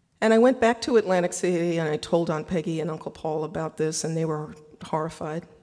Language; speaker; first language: English; native; English